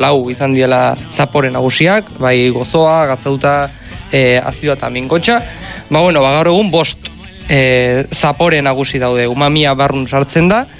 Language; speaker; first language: Basque; native; Basque